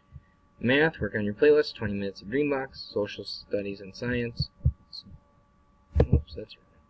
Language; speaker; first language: English; native; English